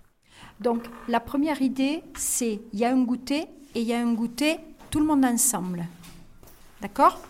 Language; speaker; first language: French; native; French